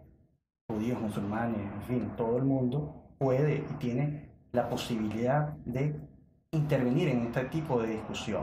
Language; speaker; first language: Spanish; native; Spanish